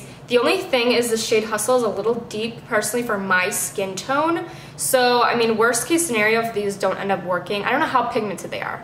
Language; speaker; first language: English; native; English